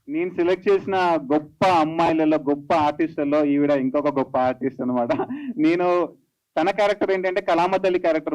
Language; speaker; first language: Telugu; native; Telugu